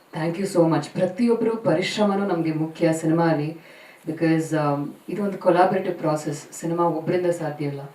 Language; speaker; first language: Kannada; native; Kannada